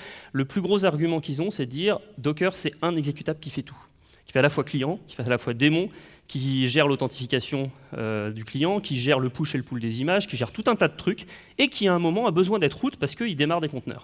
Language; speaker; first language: French; native; French